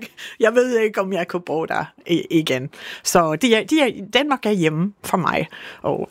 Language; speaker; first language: Danish; non-native, fluent; English